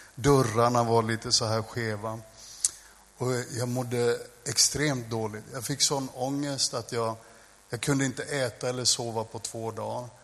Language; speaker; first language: Swedish; native; Swedish